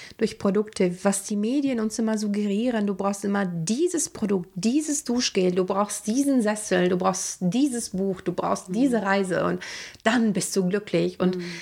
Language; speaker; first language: German; non-native, fluent; Italian